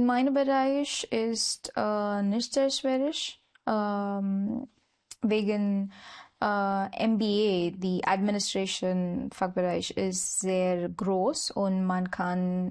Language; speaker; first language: German; non-native, learner; Marathi